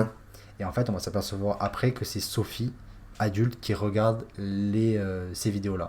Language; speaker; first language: French; native; French